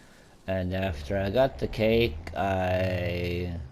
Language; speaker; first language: English; non-native, fluent; Swedish